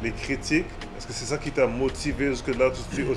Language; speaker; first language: French; native; French